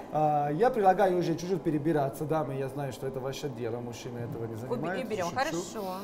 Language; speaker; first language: Russian; non-native, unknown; Italian